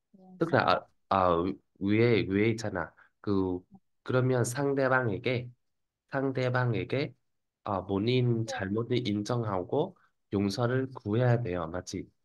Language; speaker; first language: Korean; non-native, fluent; Vietnamese